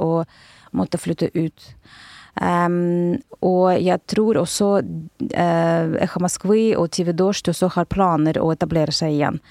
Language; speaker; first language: Norwegian; non-native, fluent; Russian